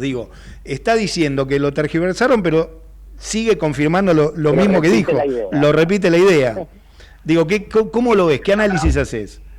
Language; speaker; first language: Spanish; native; Spanish